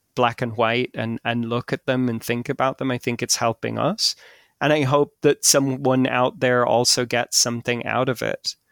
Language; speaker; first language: English; native; English